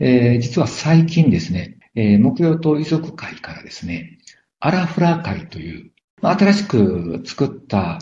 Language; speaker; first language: Japanese; native; Japanese